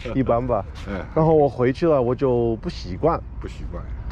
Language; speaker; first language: Chinese; non-native, fluent; English